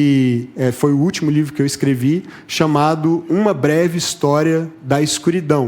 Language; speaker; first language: Portuguese; native; Portuguese